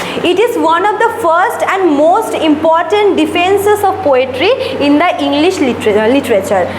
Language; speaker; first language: English; non-native, local second language; Bangla